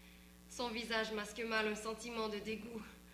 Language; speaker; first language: French; native; French